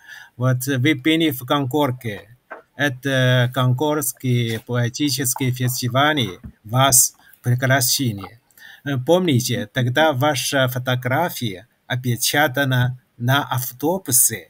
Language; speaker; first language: Russian; non-native, fluent; Chinese